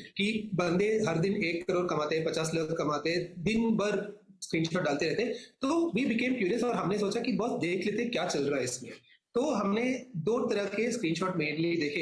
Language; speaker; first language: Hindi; non-native, local second language; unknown